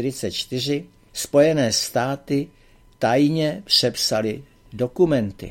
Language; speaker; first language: Czech; native; Czech